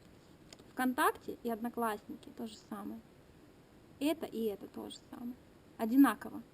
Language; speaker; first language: Russian; native; Russian